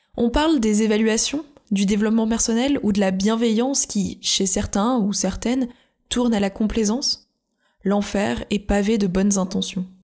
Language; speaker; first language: French; native; French